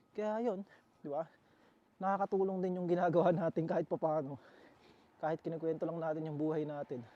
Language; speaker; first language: Filipino; native; Filipino